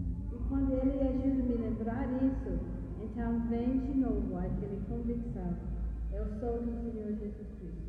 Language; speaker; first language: Portuguese; non-native, fluent; English